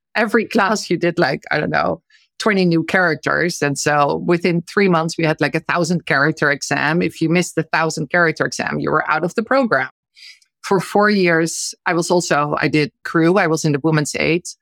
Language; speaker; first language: English; non-native, fluent; Dutch